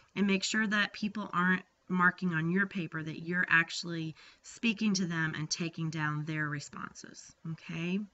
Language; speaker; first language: English; native; English